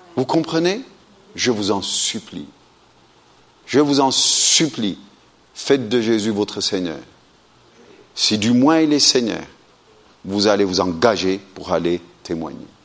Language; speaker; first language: French; non-native, fluent; Amharic